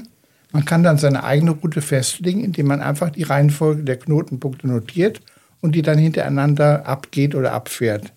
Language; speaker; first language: German; native; German